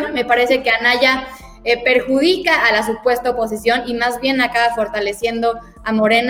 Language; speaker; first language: Spanish; native; Spanish